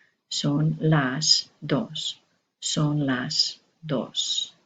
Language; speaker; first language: Spanish; non-native, fluent; English